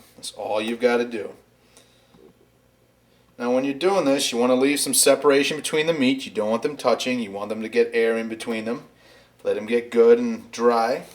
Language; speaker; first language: English; native; English